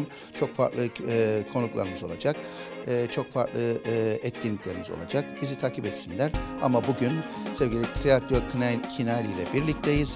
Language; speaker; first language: Turkish; native; Turkish